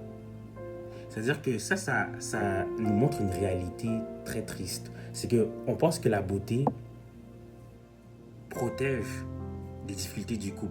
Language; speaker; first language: French; native; French